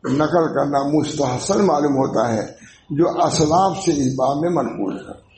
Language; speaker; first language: Urdu; native; Urdu